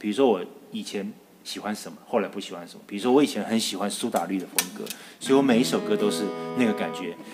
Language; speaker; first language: Chinese; native; Chinese